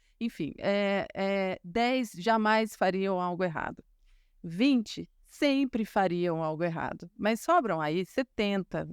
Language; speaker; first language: Portuguese; native; Portuguese